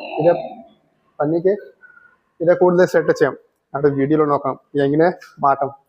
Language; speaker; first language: Malayalam; non-native, local second language; Hindi